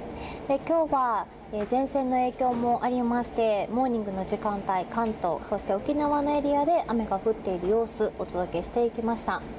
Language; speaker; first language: Japanese; native; Japanese